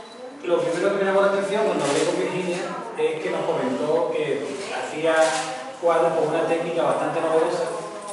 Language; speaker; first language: Spanish; native; Spanish